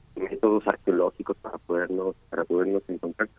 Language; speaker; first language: Spanish; native; Spanish